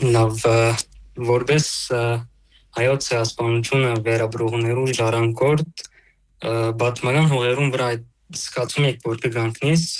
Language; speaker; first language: Armenian; early bilingual, heritage; Armenian